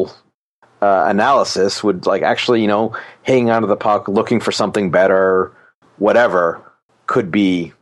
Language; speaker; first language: English; native; English